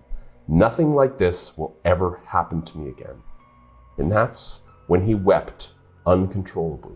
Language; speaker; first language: English; native; English